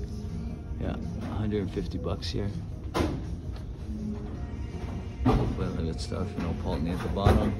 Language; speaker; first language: English; native; English